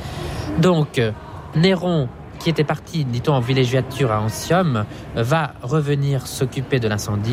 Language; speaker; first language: French; native; French